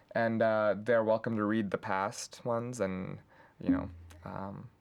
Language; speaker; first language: English; non-native, local second language; Urdu